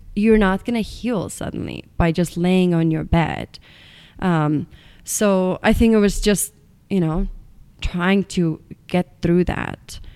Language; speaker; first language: English; non-native, fluent; Estonian